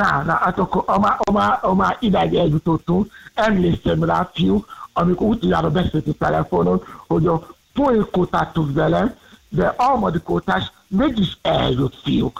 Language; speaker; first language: Hungarian; non-native, learner; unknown